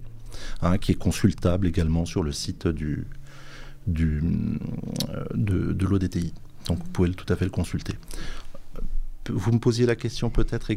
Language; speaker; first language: French; native; French